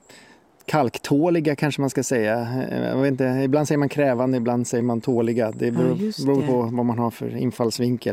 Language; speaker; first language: Swedish; native; Swedish